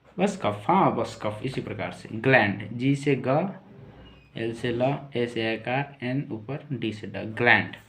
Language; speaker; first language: Hindi; native; Hindi